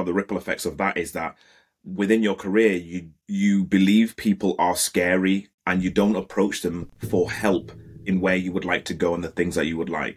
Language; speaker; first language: English; native; English